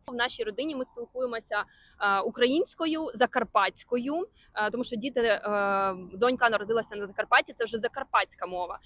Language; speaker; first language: Ukrainian; non-native, local second language; Russian